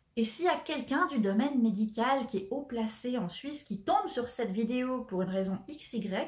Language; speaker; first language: French; native; French